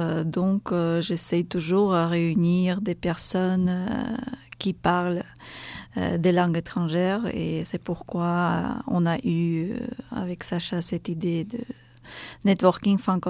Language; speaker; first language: French; non-native, fluent; Russian